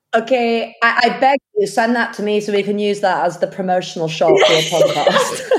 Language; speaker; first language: English; early bilingual, other home language; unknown